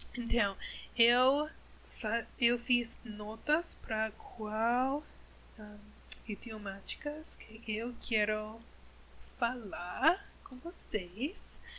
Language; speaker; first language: Portuguese; non-native, learner; English